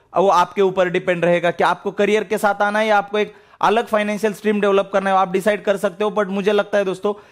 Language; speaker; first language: Hindi; non-native, local second language; Marathi